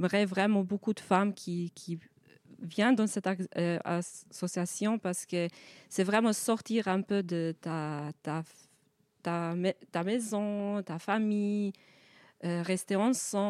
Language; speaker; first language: French; non-native, learner; Albanian